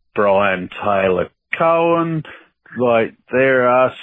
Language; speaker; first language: English; native; English